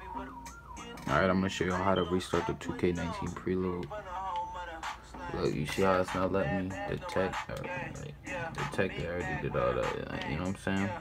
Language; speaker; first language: English; native; English